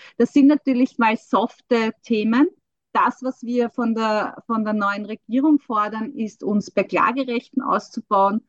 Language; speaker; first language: German; native; German